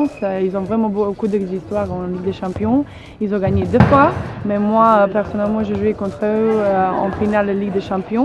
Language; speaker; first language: French; non-native, fluent; Slovenian